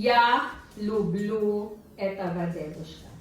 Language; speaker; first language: Russian; non-native, learner; Filipino